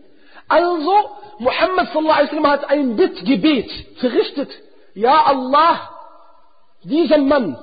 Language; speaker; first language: German; non-native, fluent; Arabic